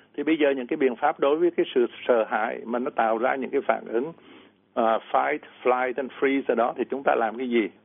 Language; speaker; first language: Vietnamese; native; Vietnamese